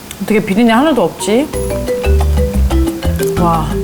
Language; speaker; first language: Korean; non-native, fluent; English